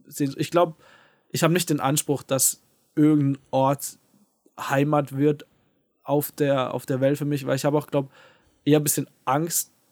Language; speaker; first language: German; native; German